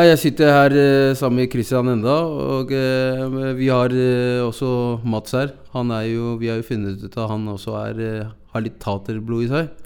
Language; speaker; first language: Norwegian; native; Norwegian